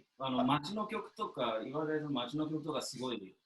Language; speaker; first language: Japanese; native; Japanese